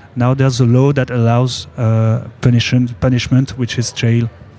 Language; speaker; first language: English; non-native, fluent; French